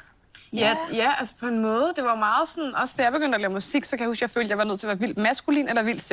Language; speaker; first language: Danish; native; Danish